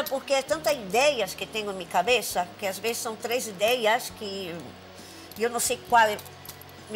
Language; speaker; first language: Spanish; non-native, fluent; Portuguese